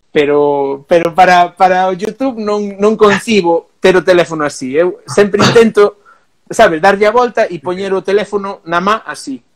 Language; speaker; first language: Galician; non-native, local second language; Spanish